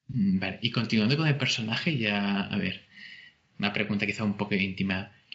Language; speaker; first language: Spanish; native; Spanish